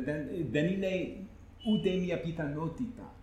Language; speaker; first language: Greek; non-native, fluent; English